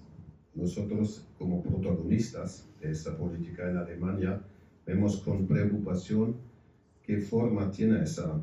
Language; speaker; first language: Spanish; non-native, fluent; German